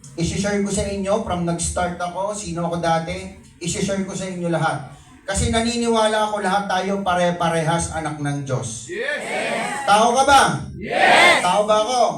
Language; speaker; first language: Filipino; non-native, local second language; Cebuano